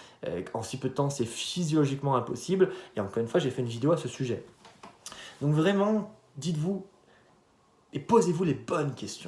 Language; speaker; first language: French; native; French